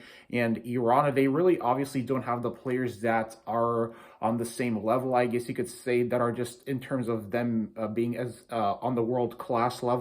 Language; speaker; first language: English; native; English